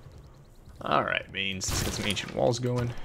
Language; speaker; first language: English; native; English